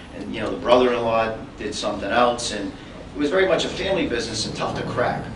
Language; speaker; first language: English; native; English